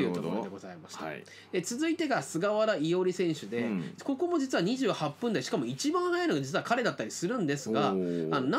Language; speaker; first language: Japanese; native; Japanese